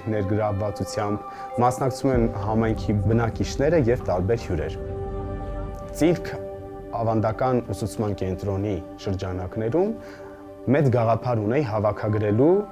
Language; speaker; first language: Armenian; native; Armenian